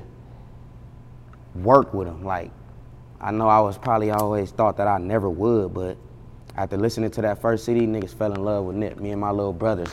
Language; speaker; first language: English; native; English